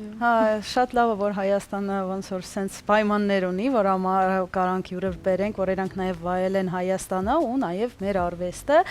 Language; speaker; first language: Armenian; early bilingual, heritage; Armenian